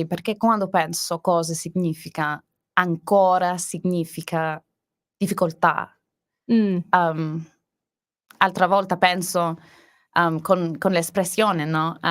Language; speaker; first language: Italian; non-native, learner; English